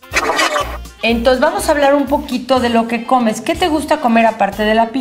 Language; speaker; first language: Spanish; native; Spanish